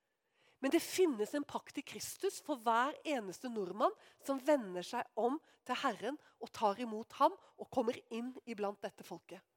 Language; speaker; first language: Norwegian; native; Norwegian